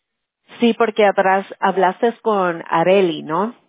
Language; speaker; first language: Spanish; early bilingual, heritage; Spanish